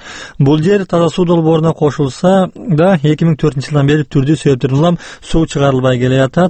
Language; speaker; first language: Kyrgyz; native; Kyrgyz